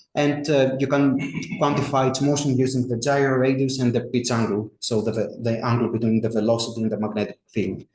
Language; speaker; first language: English; non-native, fluent; Greek